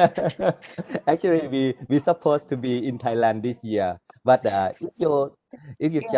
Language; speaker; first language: English; non-native, learner; Thai